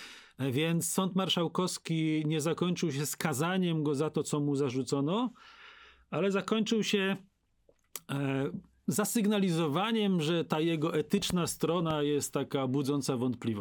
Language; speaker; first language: Polish; native; Polish